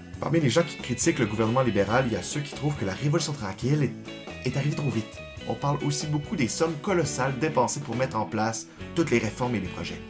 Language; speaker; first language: French; native; French